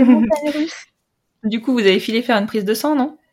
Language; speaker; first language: French; native; French